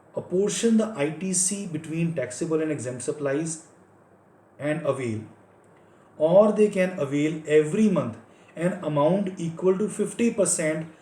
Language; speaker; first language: English; non-native, local second language; Punjabi